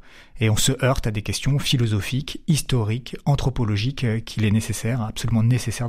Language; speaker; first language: French; native; French